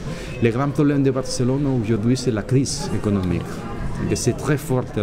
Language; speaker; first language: French; non-native, learner; Catalan